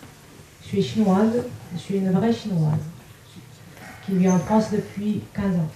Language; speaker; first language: French; non-native, fluent; Chinese